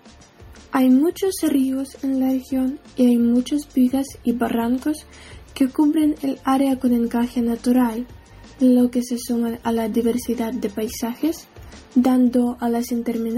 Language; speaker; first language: Spanish; non-native, learner; Ukrainian